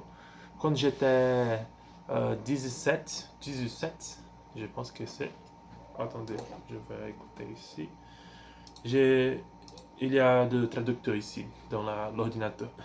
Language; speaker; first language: French; non-native, learner; Portuguese